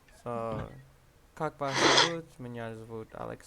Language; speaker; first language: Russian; non-native, learner; English